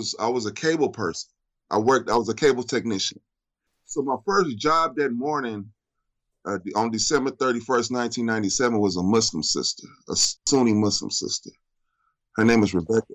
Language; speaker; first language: English; native; English